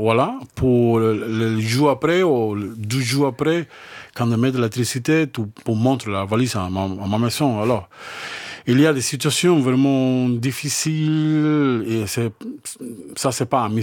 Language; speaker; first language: French; non-native, learner; Spanish